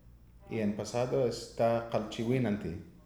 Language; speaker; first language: Spanish; non-native, learner; English